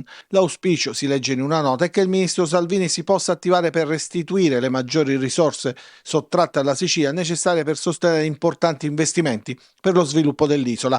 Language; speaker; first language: Italian; native; Italian